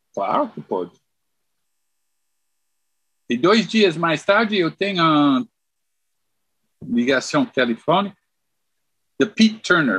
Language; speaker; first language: Portuguese; non-native, fluent; English